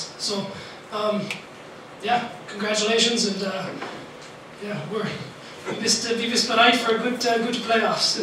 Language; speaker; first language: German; non-native, learner; English